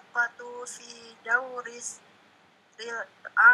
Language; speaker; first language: Arabic; non-native, learner; Indonesian